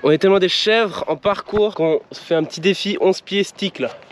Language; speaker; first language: French; native; French